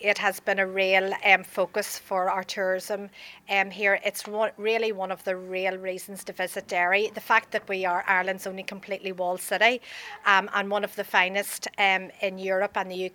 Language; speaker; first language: English; native; English